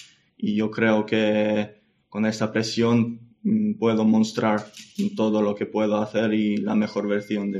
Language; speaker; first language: Spanish; non-native, fluent; English